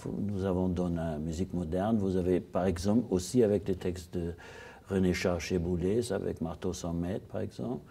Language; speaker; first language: French; non-native, fluent; German